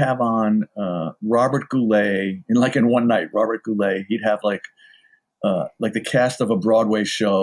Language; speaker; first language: English; native; English